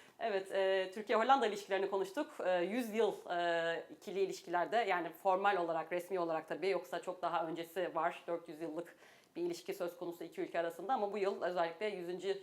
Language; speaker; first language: Turkish; native; Turkish